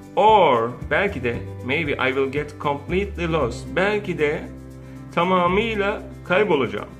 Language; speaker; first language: English; non-native, fluent; Turkish